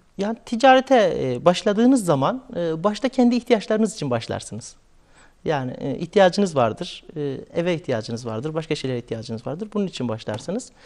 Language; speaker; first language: Turkish; native; Turkish